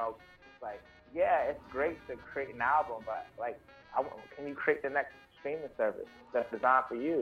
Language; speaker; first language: English; native; English